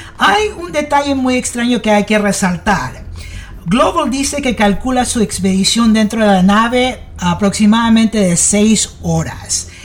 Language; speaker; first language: Spanish; early bilingual, heritage; English